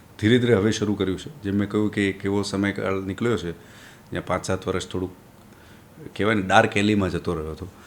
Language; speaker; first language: Gujarati; non-native, local second language; Marwari